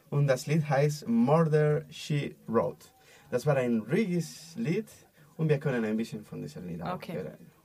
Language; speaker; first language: German; non-native, learner; Spanish